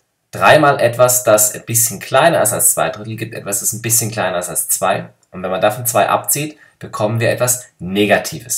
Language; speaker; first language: German; native; German